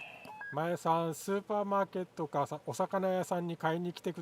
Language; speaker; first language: Japanese; native; Japanese